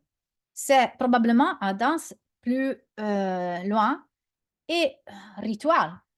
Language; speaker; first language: French; non-native, learner; Italian